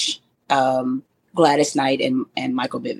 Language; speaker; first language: English; native; English